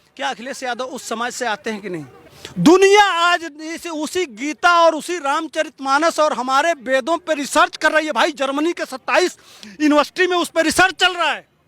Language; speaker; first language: Hindi; native; Hindi